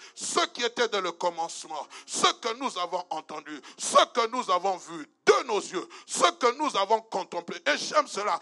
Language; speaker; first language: French; non-native, local second language; Lingala